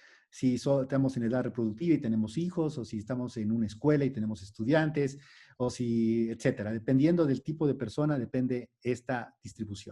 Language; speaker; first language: Spanish; native; Spanish